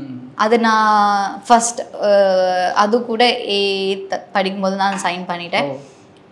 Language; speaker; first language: Tamil; non-native, learner; Malayalam